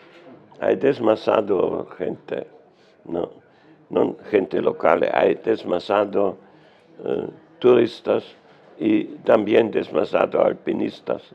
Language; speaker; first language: Spanish; non-native, learner; German